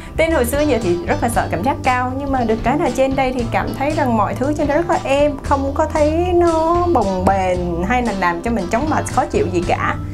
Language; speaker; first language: Vietnamese; early bilingual, heritage; Vietnamese